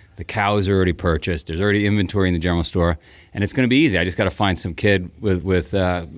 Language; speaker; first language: English; native; English